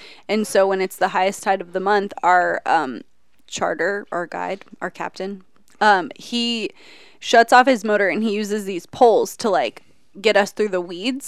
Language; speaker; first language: English; native; English